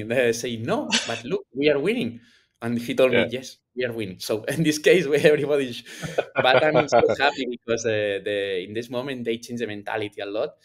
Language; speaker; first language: English; non-native, learner; Spanish